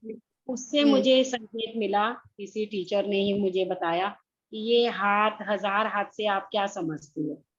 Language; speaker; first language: Hindi; native; Hindi